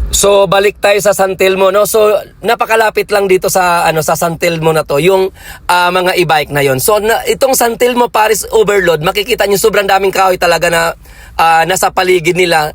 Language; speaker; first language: Filipino; native; Filipino